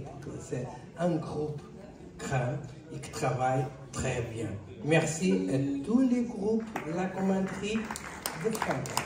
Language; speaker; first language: French; non-native, learner; Portuguese